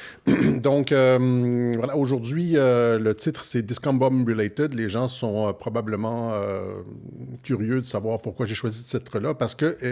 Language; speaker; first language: French; native; French